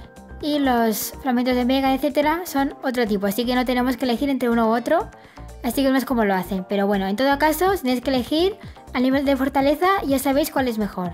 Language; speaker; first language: Spanish; native; Spanish